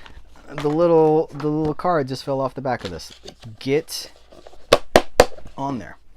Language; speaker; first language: English; native; English